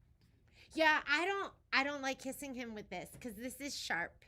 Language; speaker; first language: English; native; English